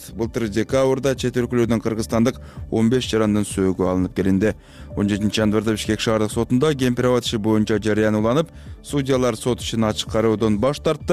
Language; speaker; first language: Kyrgyz; native; Kyrgyz